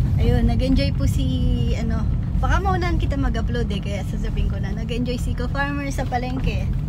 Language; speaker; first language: Filipino; non-native, local second language; Pampanga